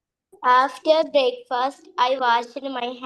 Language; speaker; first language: English; non-native, learner; Malayalam